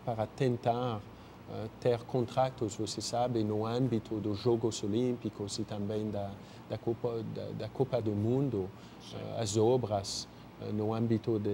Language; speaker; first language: Portuguese; non-native, fluent; French